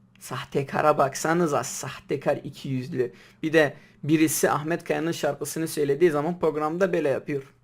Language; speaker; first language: Turkish; non-native, local second language; Kurdish